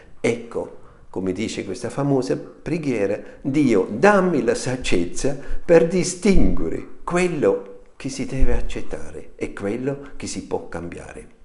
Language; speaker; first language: Italian; non-native, fluent; German